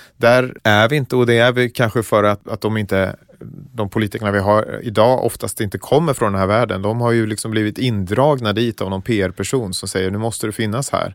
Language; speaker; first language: Swedish; native; Swedish